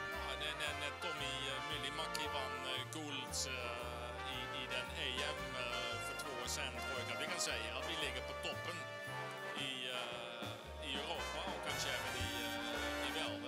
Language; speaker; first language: Swedish; non-native, fluent; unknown